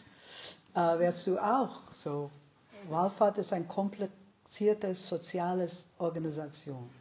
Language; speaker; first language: German; non-native, fluent; English